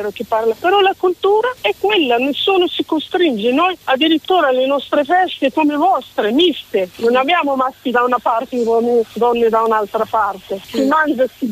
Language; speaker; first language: Italian; non-native, fluent; Arabic